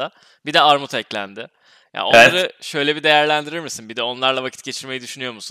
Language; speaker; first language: Turkish; native; Turkish